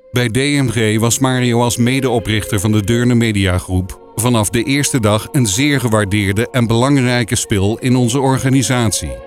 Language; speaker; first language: Dutch; native; Dutch